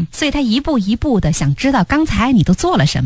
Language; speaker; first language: Chinese; native; Chinese